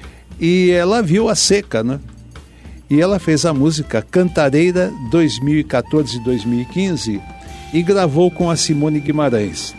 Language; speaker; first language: Portuguese; native; Portuguese